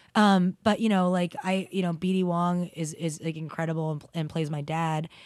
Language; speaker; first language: English; native; English